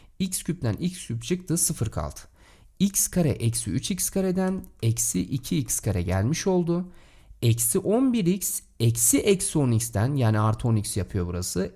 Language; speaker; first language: Turkish; native; Turkish